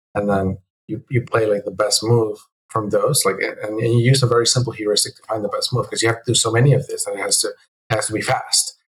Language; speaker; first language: English; early bilingual, other home language; Spanish